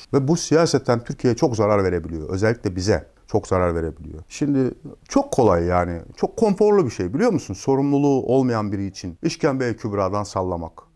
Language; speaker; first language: Turkish; native; Turkish